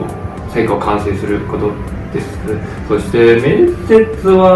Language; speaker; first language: Japanese; non-native, fluent; Chinese